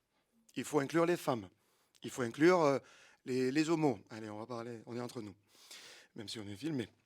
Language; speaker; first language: French; native; French